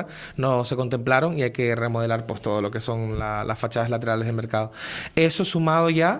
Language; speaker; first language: Spanish; native; Spanish